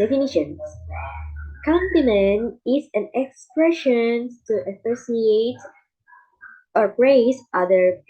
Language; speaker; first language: English; non-native, fluent; Indonesian